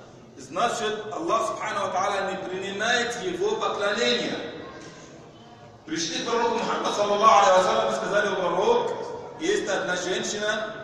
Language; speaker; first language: Russian; non-native, fluent; Arabic